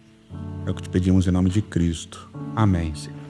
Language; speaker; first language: Portuguese; native; Portuguese